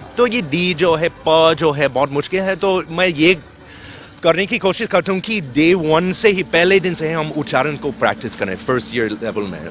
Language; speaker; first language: Hindi; non-native, fluent; English